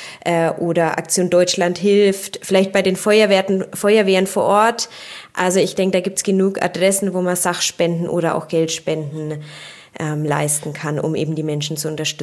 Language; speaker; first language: German; native; German